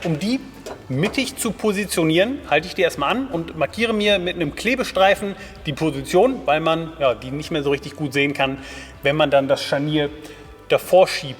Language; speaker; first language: German; native; German